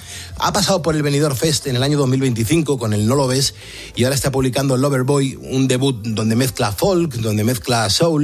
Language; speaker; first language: Spanish; native; Spanish